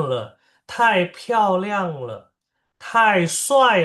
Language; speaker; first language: Chinese; non-native, fluent; Indonesian